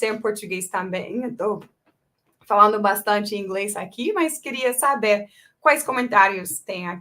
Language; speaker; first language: Portuguese; non-native, fluent; English